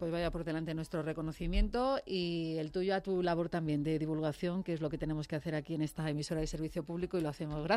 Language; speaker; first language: Spanish; native; Spanish